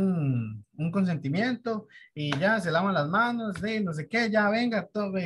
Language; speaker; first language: Spanish; native; Spanish